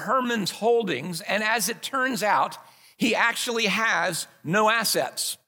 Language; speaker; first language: English; native; English